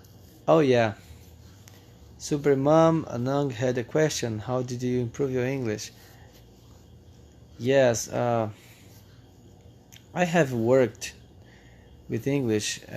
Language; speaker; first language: English; non-native, fluent; Portuguese